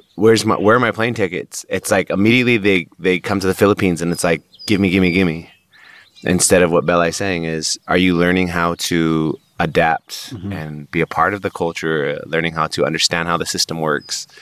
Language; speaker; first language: English; native; English